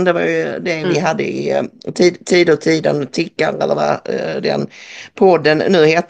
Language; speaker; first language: Swedish; native; Swedish